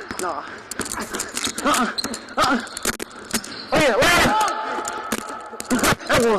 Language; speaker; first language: English; native; English